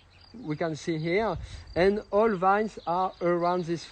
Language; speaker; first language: English; non-native, learner; French